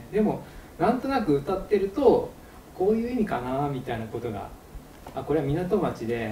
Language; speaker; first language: Japanese; native; Japanese